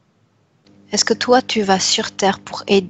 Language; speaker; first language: French; native; French